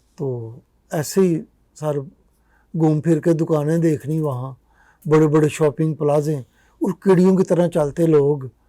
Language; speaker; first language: Urdu; non-native, local second language; Punjabi